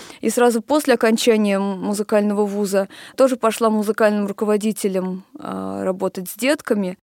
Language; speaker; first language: Russian; native; Russian